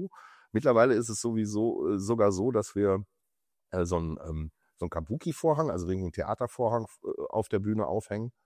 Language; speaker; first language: German; native; German